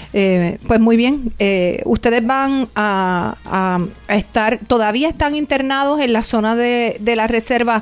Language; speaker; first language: Spanish; native; Spanish